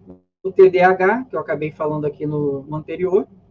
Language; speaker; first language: Portuguese; native; Portuguese